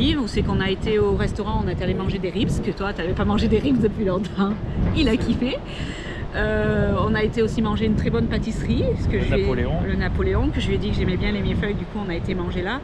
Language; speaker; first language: French; native; French